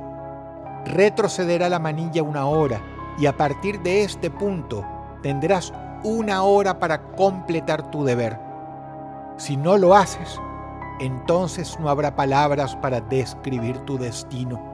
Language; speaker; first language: Spanish; native; Spanish